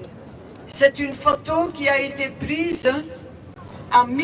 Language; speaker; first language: French; non-native, local second language; Dutch